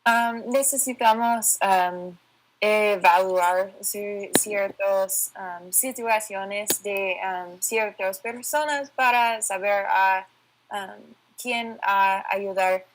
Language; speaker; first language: Spanish; non-native, learner; English